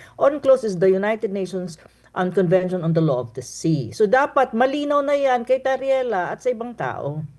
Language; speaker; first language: Filipino; non-native, local second language; Cebuano